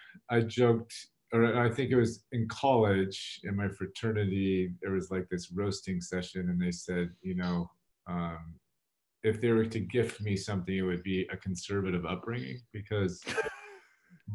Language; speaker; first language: English; native; English